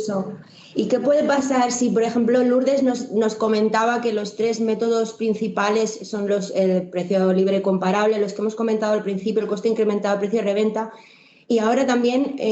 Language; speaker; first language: Spanish; native; Spanish